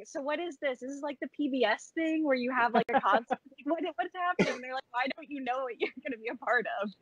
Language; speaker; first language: English; native; English